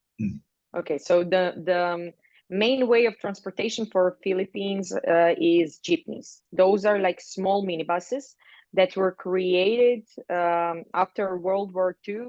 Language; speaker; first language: English; non-native, fluent; Croatian